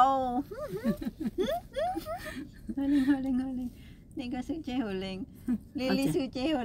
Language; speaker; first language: Cantonese; non-native, learner; Indonesian